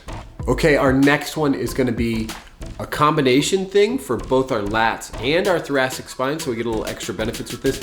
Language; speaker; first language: English; native; English